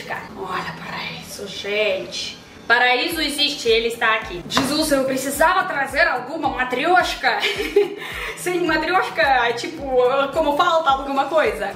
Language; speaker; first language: Portuguese; non-native, fluent; Russian